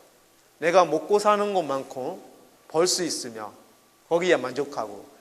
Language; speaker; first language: Korean; non-native, fluent; Burmese